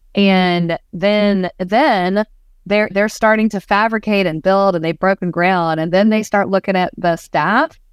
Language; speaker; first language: English; native; English